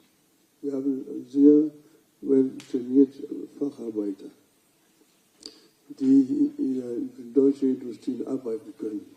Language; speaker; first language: German; non-native, fluent; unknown